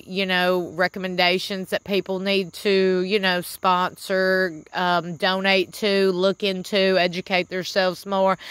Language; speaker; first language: English; native; English